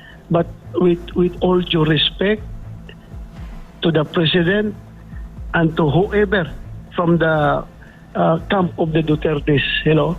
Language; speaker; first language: English; non-native, local second language; Filipino